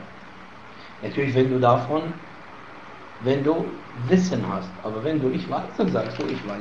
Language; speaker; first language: German; non-native, fluent; Arabic